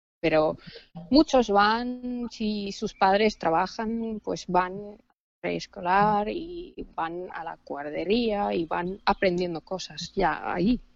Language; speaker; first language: Spanish; non-native, fluent; Finnish